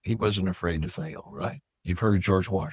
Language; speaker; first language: English; native; English